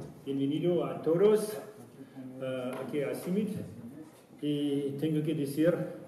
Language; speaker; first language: Spanish; non-native, learner; German